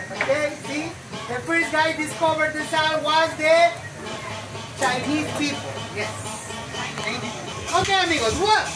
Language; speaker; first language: English; non-native, fluent; Spanish